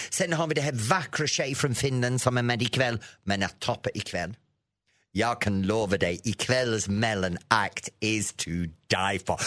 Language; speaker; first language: Swedish; non-native, fluent; English